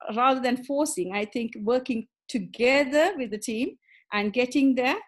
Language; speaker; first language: English; non-native, local second language; Tamil